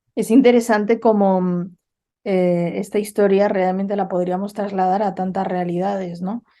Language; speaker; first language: Spanish; native; Spanish